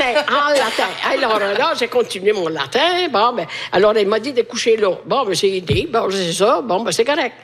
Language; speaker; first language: French; native; French